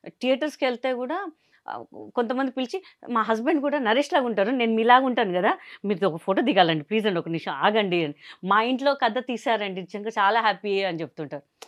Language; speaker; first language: Telugu; non-native, local second language; Hindi